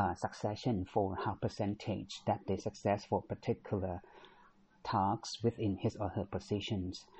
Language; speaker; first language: English; non-native, fluent; Thai